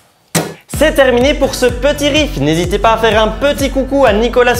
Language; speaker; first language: French; native; French